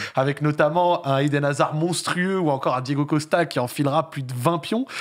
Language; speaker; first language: French; native; French